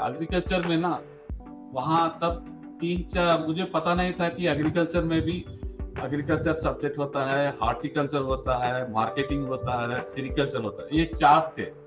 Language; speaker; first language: Hindi; non-native, local second language; Kannada